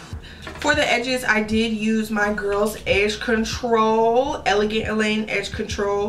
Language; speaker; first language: English; native; English